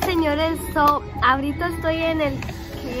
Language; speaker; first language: Spanish; early bilingual, other home language; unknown